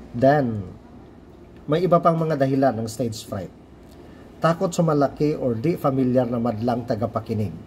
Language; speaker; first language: Filipino; non-native, local second language; Cebuano